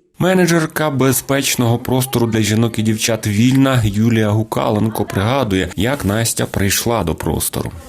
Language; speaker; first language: Ukrainian; native; Ukrainian